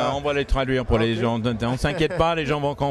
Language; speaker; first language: French; native; French